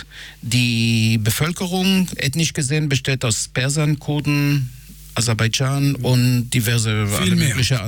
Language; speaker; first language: German; non-native, fluent; Hebrew